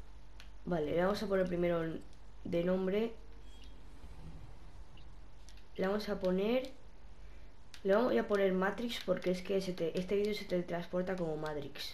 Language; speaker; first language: Spanish; native; Spanish